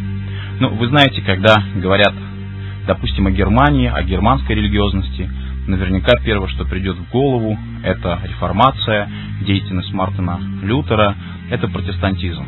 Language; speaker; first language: Russian; native; Russian